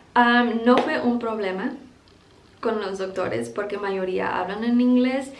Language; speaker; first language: Spanish; early bilingual, heritage; Spanish